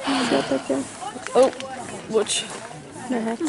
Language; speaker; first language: Hungarian; early bilingual, heritage; Hungarian